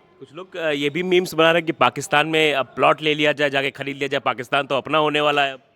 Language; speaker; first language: Hindi; native; Hindi